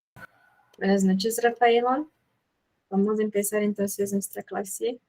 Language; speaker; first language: Spanish; non-native, fluent; Portuguese